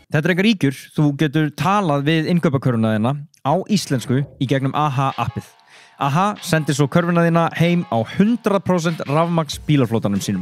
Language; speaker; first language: Icelandic; native; Icelandic